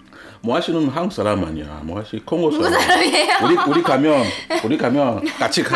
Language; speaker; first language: Korean; non-native, learner; French